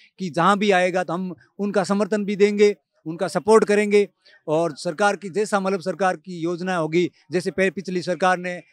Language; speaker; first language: Hindi; native; Hindi